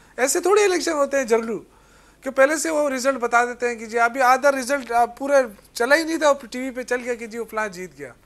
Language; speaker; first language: Urdu; non-native, local second language; Pashto